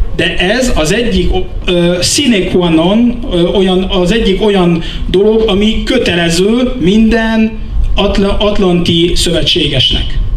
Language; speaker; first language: Hungarian; early bilingual, heritage; French